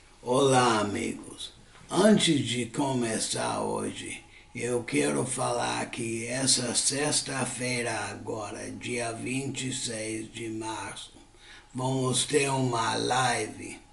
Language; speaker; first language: Portuguese; non-native, fluent; English